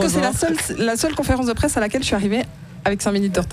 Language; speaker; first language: French; native; French